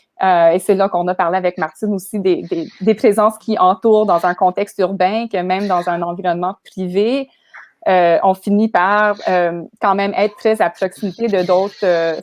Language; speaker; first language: French; native; French